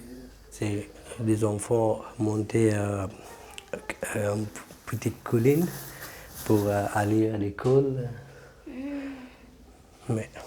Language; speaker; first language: French; non-native, learner; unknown